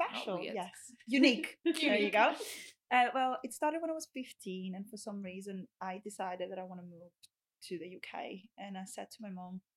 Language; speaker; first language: English; non-native, fluent; Greek